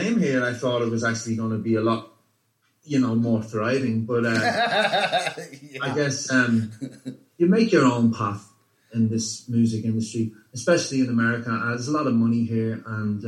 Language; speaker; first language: English; native; English